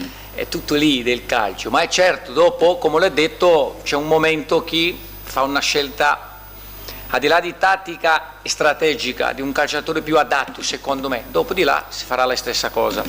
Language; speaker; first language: Italian; non-native, fluent; Portuguese